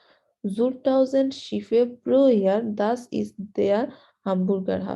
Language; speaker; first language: German; non-native, learner; Bangla